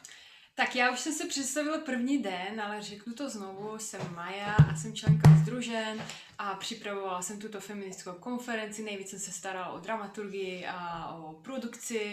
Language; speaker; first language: Czech; non-native, fluent; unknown